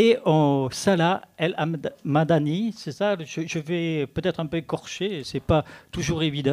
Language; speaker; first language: French; native; French